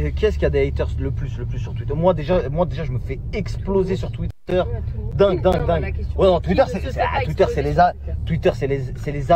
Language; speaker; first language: French; native; French